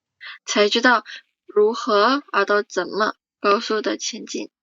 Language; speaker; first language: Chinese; non-native, fluent; Indonesian